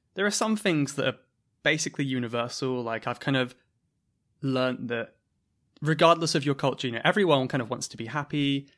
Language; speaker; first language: English; native; English